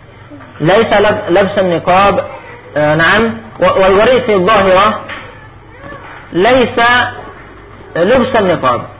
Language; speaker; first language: Arabic; non-native, fluent; Indonesian